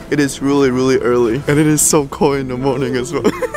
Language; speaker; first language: English; non-native, fluent; Vietnamese